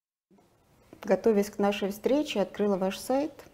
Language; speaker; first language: Russian; native; Russian